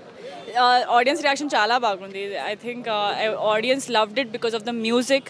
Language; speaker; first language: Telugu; non-native, learner; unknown